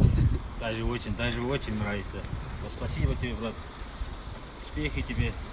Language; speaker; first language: Russian; non-native, learner; Kyrgyz